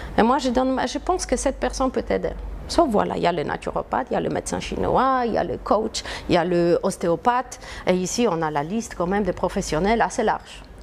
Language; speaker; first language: French; non-native, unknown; Polish